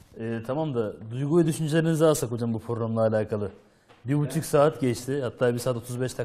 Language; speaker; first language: Turkish; native; Turkish